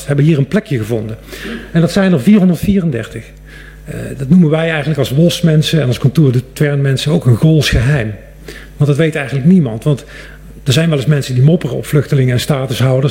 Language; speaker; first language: Dutch; native; Dutch